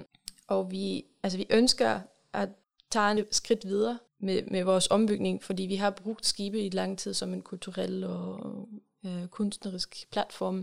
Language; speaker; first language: Danish; non-native, fluent; German